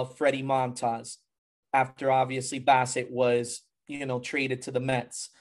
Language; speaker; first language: English; early bilingual, other home language; Spanish